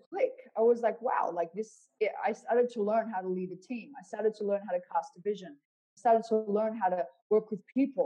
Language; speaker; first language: English; native; English